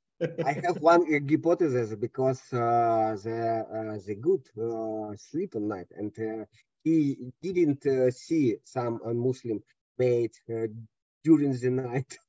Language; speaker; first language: English; non-native, learner; Russian